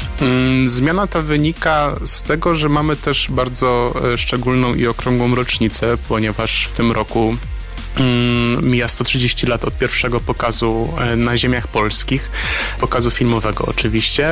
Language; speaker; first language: Polish; native; Polish